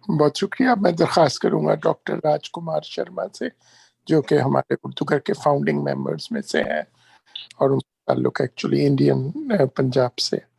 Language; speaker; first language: Urdu; native; Urdu